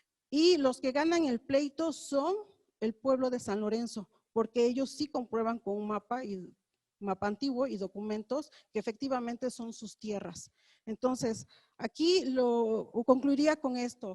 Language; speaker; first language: Spanish; native; Spanish